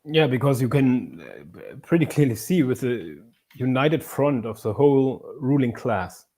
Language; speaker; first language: English; non-native, fluent; German